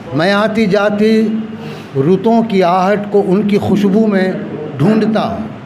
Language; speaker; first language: Urdu; native; Urdu